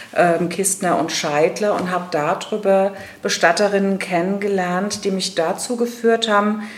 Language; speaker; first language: German; native; German